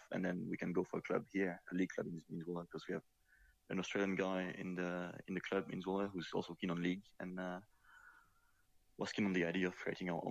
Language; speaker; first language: English; non-native, fluent; French